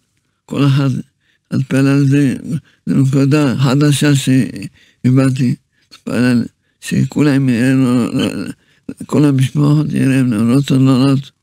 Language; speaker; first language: Hebrew; early bilingual, other home language; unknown